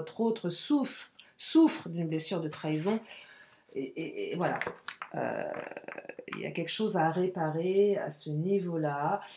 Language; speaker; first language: French; native; French